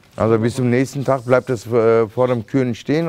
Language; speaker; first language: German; non-native, fluent; Turkish